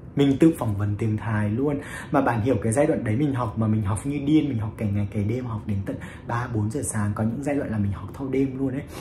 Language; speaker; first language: Vietnamese; native; Vietnamese